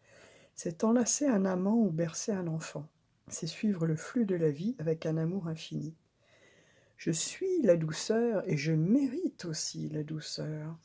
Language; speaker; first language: French; native; French